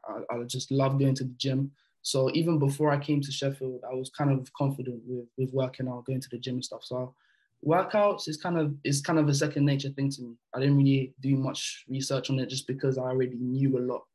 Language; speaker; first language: English; early bilingual, other home language; French